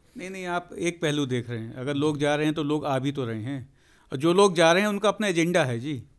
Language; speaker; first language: Hindi; native; Hindi